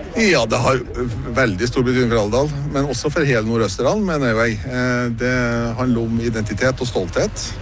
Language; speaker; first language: Norwegian; native; Norwegian